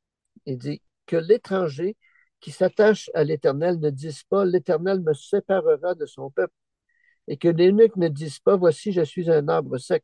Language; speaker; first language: French; native; French